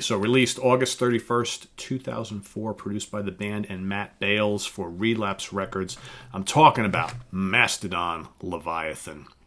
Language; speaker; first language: English; native; English